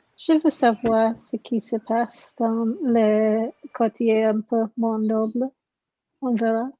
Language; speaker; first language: French; non-native, learner; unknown